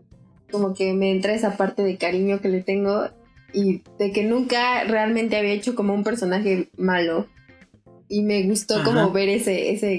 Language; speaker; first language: Spanish; native; Spanish